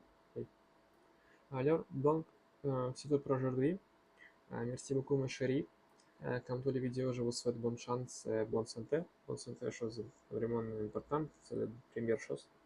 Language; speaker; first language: French; non-native, learner; Russian